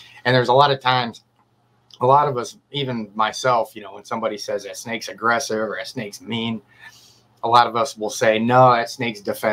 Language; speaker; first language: English; native; English